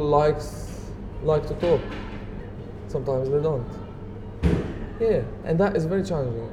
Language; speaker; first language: English; non-native, fluent; Arabic